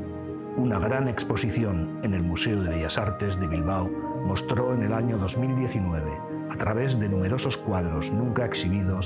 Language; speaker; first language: Spanish; native; Spanish